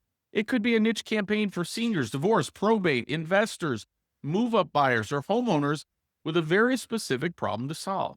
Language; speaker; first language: English; native; English